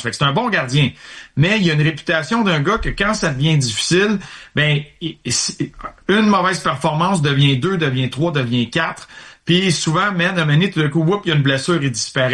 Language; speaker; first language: French; native; French